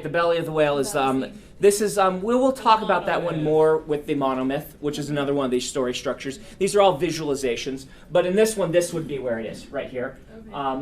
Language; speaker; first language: English; native; English